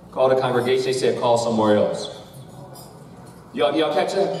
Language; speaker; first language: English; native; English